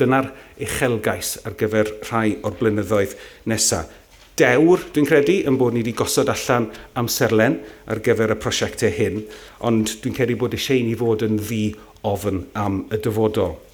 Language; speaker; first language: Welsh; native; Welsh